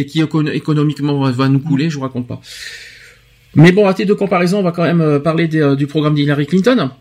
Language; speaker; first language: French; native; French